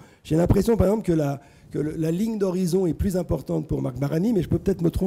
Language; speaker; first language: French; native; French